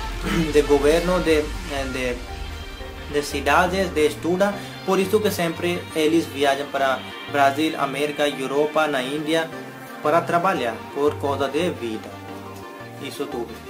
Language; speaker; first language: Portuguese; non-native, learner; Hindi